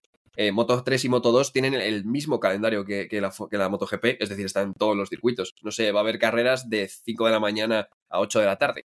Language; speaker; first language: Spanish; native; Spanish